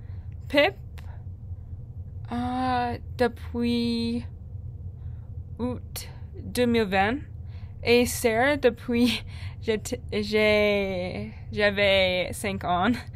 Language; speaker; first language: French; non-native, learner; English